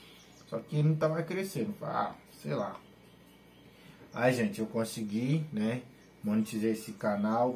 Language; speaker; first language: Portuguese; non-native, learner; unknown